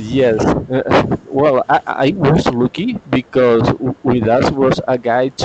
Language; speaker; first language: English; non-native, learner; Spanish